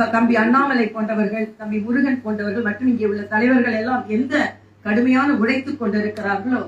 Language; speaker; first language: Tamil; native; Tamil